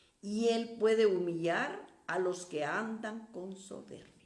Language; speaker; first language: Spanish; native; Spanish